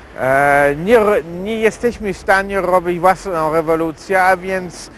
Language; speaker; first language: Polish; non-native, fluent; German